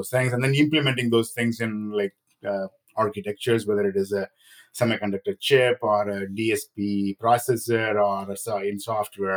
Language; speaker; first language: English; non-native, local second language; Tamil